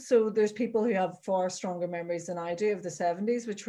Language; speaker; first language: English; native; English